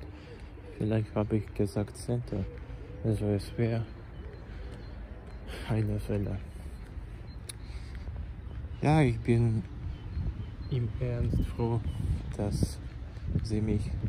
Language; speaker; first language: German; non-native, learner; Ukrainian